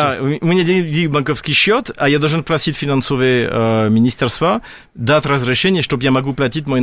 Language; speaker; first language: Russian; non-native, fluent; French